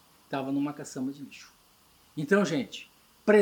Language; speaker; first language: Portuguese; native; Portuguese